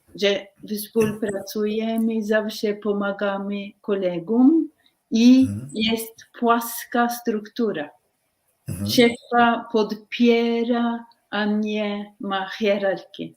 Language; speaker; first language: Polish; non-native, learner; Norwegian